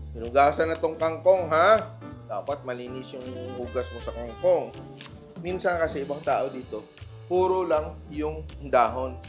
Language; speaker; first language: Filipino; non-native, local second language; Cebuano